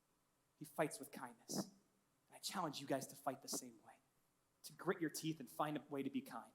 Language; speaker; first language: English; native; English